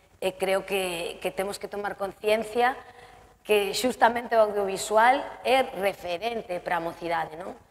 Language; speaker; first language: Galician; native; Galician